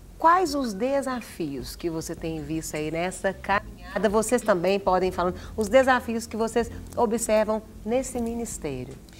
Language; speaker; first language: Portuguese; native; Portuguese